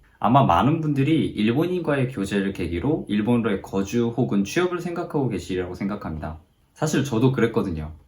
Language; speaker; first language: Korean; native; Korean